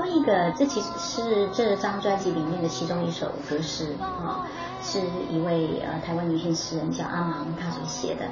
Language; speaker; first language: Chinese; non-native, local second language; Hakka Chinese